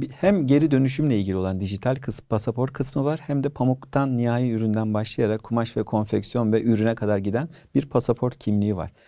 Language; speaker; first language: Turkish; native; Turkish